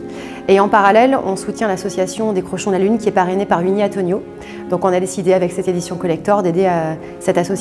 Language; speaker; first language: French; native; French